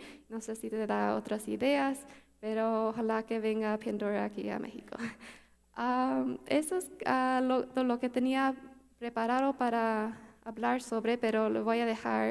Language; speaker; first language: Spanish; early bilingual, heritage; Spanish